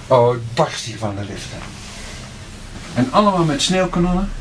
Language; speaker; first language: Dutch; native; Dutch